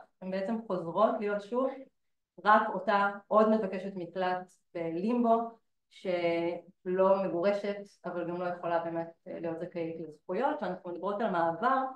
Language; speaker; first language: Hebrew; native; Hebrew